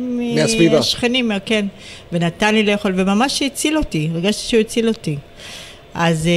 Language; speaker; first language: Hebrew; early bilingual, other home language; Amharic